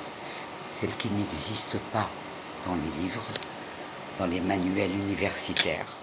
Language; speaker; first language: French; non-native, local second language; Arabic